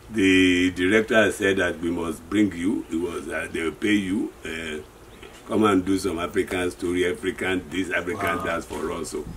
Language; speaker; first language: English; non-native, local second language; Yoruba